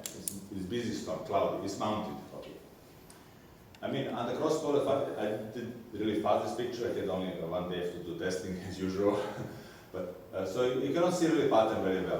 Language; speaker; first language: English; non-native, fluent; Serbian